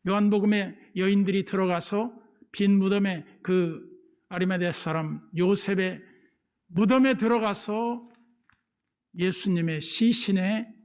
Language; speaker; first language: Korean; native; Korean